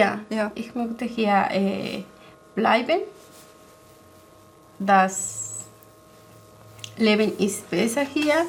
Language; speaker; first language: German; non-native, learner; Spanish